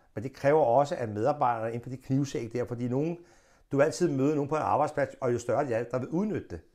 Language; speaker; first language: Danish; native; Danish